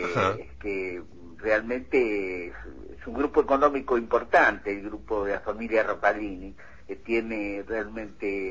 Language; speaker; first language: Spanish; native; Spanish